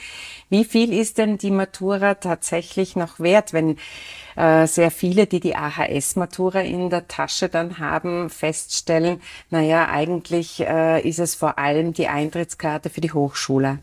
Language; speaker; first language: German; native; German